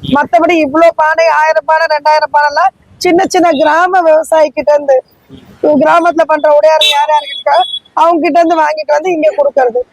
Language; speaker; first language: Tamil; native; Tamil